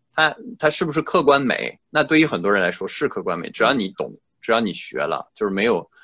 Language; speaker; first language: Chinese; non-native, fluent; French